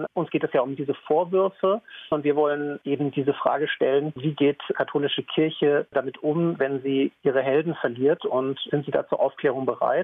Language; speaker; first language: German; native; German